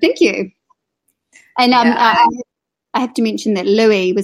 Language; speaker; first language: English; native; English